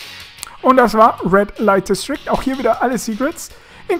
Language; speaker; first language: German; native; German